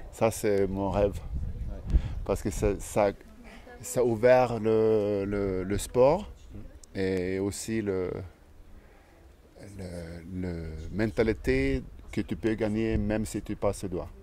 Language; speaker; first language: French; non-native, learner; Swedish